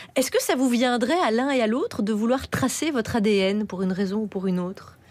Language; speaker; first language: French; native; French